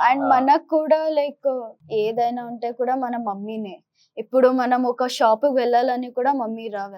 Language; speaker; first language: Telugu; non-native, local second language; Kannada